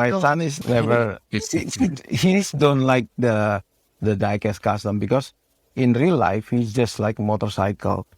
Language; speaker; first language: English; non-native, learner; Indonesian